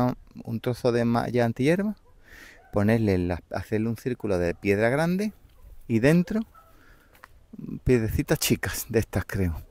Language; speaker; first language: Spanish; native; Spanish